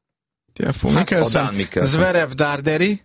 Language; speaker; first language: Hungarian; native; Hungarian